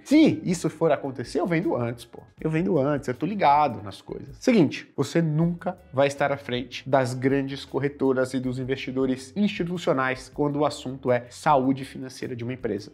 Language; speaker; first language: Portuguese; native; Portuguese